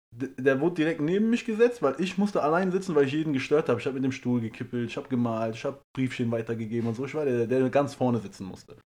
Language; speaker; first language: German; early bilingual, other home language; Persian